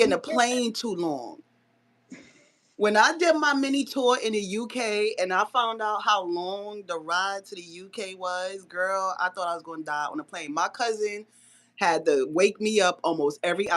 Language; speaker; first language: English; native; English